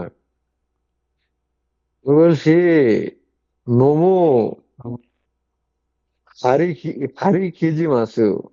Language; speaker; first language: Korean; non-native, learner; Bangla